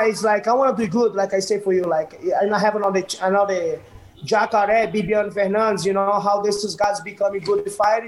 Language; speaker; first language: English; non-native, learner; Portuguese